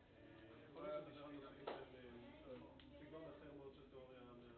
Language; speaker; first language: Hebrew; native; Hebrew